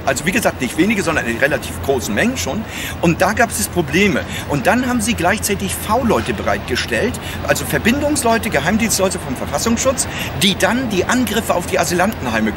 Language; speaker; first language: German; native; German